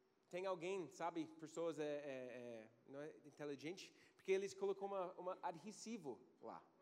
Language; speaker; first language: Portuguese; non-native, learner; English